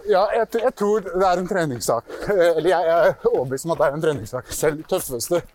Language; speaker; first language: Norwegian; early bilingual, other home language; Persian